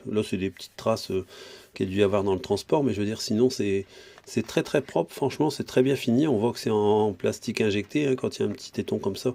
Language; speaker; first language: French; native; French